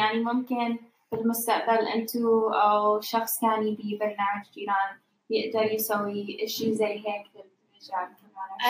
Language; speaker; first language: Arabic; non-native, learner; English